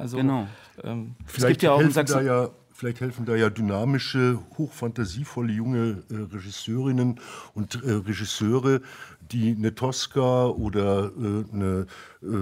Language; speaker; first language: German; native; German